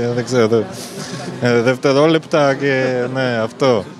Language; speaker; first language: Greek; non-native, fluent; Latvian